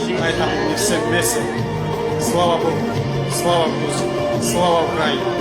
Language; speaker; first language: Russian; non-native, fluent; Georgian